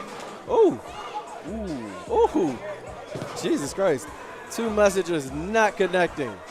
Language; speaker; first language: English; native; English